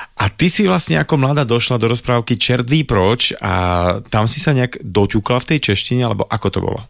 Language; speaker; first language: Slovak; native; Slovak